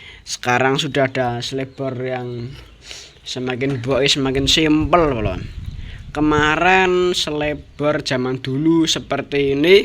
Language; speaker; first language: Indonesian; non-native, local second language; Javanese